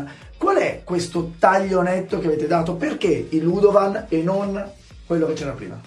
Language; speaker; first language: Italian; native; Italian